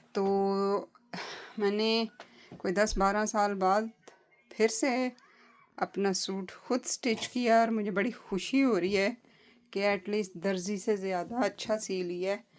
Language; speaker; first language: Urdu; non-native, local second language; Punjabi